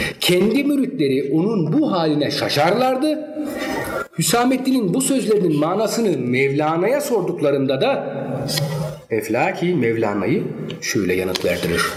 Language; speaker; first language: Turkish; early bilingual, heritage; Turkish